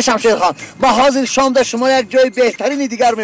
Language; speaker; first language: Persian; native; Persian